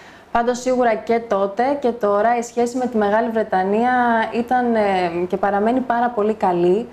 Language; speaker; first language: Greek; native; Greek